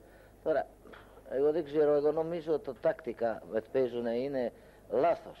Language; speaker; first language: Greek; non-native, learner; Hungarian